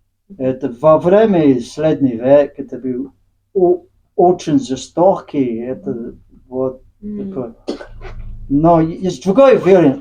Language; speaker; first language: Russian; non-native, learner; English